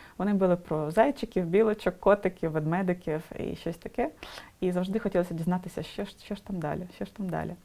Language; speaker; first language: Ukrainian; non-native, local second language; Russian